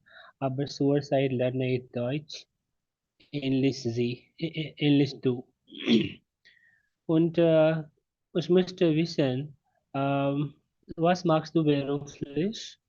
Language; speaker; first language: German; non-native, learner; Hindi